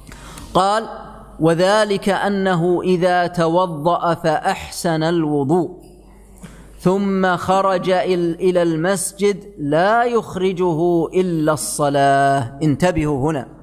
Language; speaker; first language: Arabic; native; Arabic